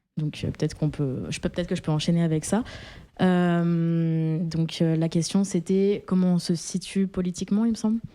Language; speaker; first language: French; native; French